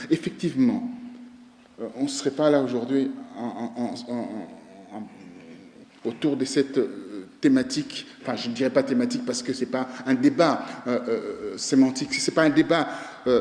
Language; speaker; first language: French; non-native, local second language; Lingala